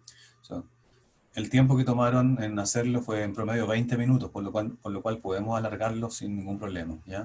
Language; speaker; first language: Spanish; native; Spanish